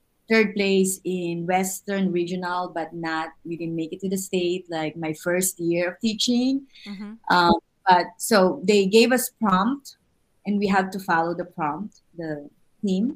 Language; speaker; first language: English; non-native, local second language; Filipino